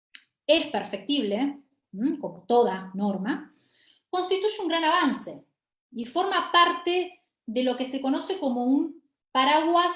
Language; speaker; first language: Spanish; native; Spanish